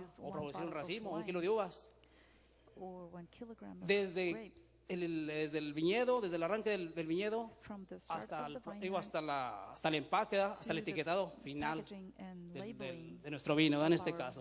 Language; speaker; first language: Spanish; native; Spanish